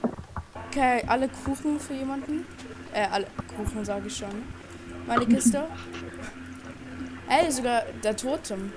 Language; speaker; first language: German; early bilingual, other home language; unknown